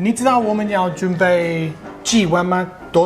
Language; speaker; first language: Chinese; non-native, learner; English